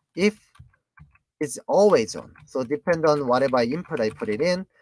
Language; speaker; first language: English; non-native, fluent; Korean